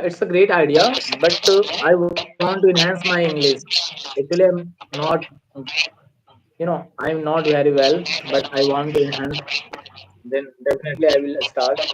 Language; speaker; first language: English; non-native, fluent; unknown